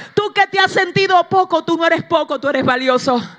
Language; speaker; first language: Spanish; native; Spanish